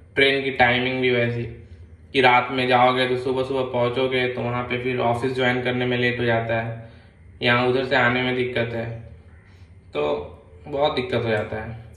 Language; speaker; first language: Hindi; native; Hindi